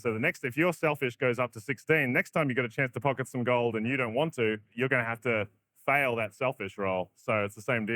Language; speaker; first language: English; native; English